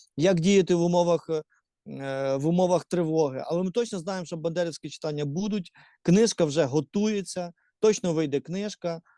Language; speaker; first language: Ukrainian; native; Ukrainian